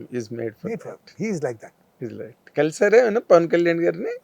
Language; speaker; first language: Telugu; native; Telugu